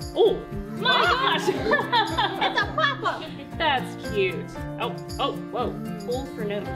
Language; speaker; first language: English; non-native, fluent; French